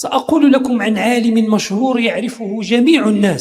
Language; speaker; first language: Arabic; native; Arabic